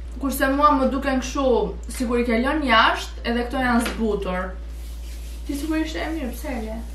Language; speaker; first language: Albanian; early bilingual, heritage; Albanian